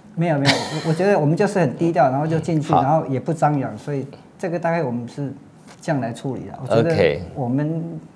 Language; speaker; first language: Chinese; native; Chinese